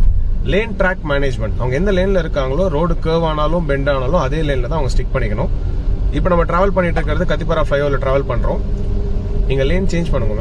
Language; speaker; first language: Tamil; native; Tamil